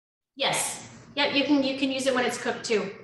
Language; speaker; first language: English; native; English